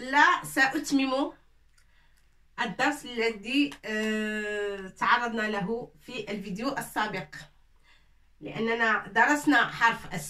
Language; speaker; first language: Arabic; non-native, fluent; French